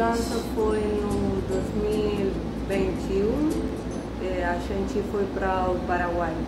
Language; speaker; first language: Portuguese; non-native, learner; Spanish